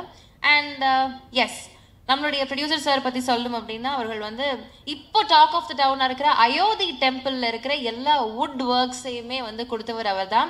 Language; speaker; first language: Tamil; native; Tamil